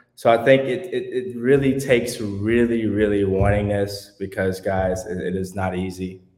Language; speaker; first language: English; native; English